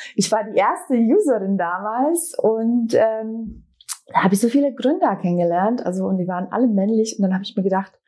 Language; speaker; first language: German; early bilingual, other home language; Bosnian